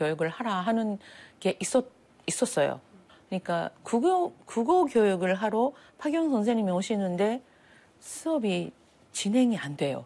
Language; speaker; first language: Korean; early bilingual, heritage; Japanese